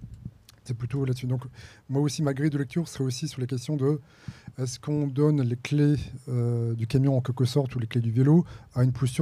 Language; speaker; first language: French; native; French